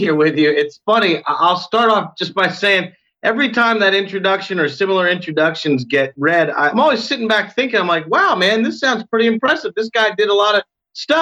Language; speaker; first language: English; native; English